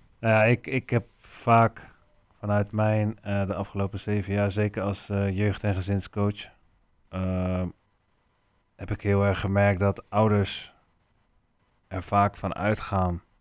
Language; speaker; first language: Dutch; native; Dutch